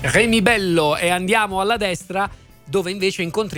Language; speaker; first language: Italian; native; Italian